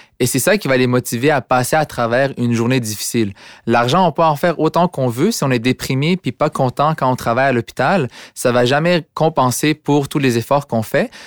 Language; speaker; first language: French; early bilingual, other home language; Arabic